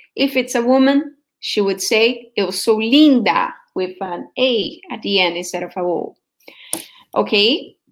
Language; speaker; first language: English; non-native, fluent; Portuguese